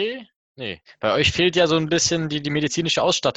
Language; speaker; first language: German; native; German